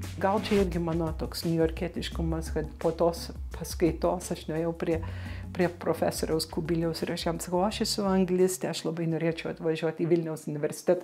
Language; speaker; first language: Lithuanian; early bilingual, heritage; Lithuanian